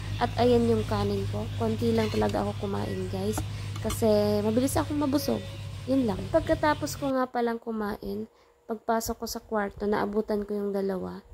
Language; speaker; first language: Filipino; non-native, local second language; Bikol